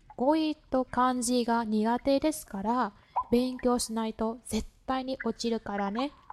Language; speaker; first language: Japanese; non-native, fluent; Vietnamese